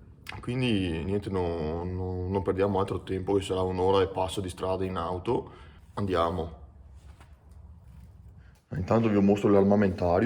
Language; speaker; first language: Italian; native; Italian